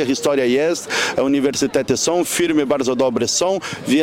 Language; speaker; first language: Polish; non-native, fluent; Portuguese